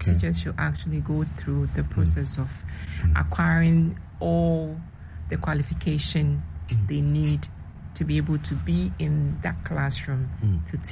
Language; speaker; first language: English; non-native, local second language; Akan